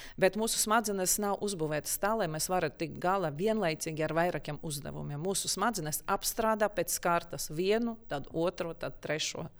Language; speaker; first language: Latvian; non-native, local second language; Russian